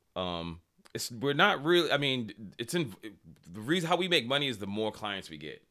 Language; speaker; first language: English; native; English